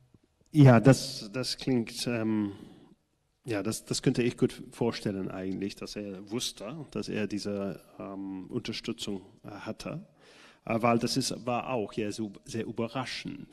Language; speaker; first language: German; non-native, fluent; English